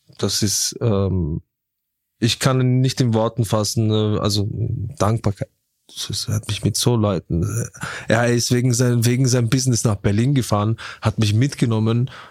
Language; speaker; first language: German; early bilingual, other home language; Turkish